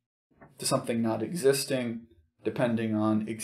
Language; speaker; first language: English; native; English